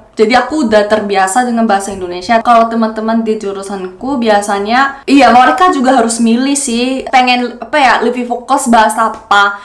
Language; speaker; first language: Indonesian; non-native, fluent; Korean